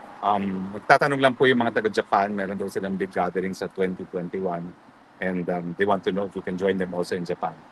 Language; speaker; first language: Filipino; native; Filipino